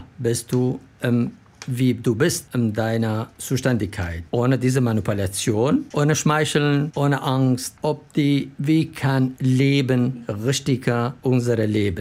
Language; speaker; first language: German; non-native, learner; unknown